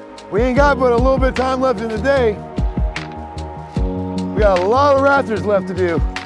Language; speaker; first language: English; native; English